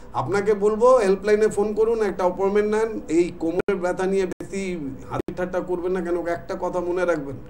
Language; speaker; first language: Bangla; non-native, local second language; Hindi